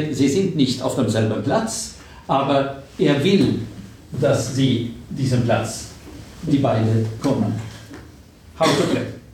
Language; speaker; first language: German; non-native, fluent; Swedish